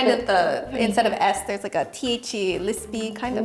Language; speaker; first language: English; native; English